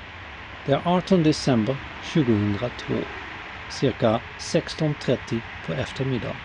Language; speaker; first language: Swedish; native; Swedish